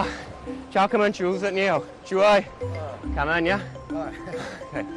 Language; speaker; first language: Vietnamese; non-native, learner; English